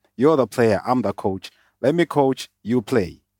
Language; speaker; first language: English; non-native, local second language; Shona